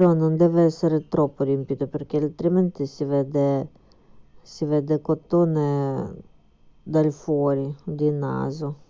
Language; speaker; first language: Italian; non-native, fluent; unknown